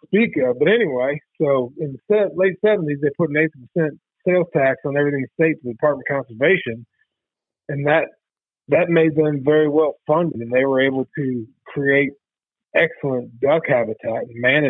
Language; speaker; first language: English; native; English